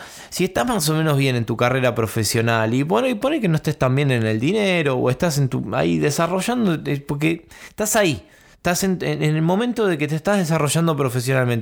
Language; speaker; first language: Spanish; native; Spanish